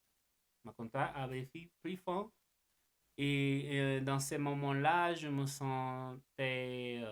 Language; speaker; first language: French; non-native, learner; English